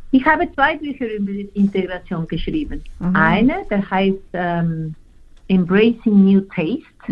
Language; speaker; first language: German; non-native, fluent; Spanish